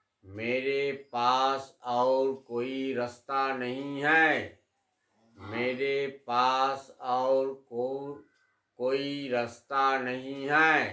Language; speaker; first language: Hindi; non-native, local second language; Bangla